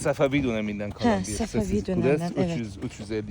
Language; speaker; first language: Turkish; non-native, learner; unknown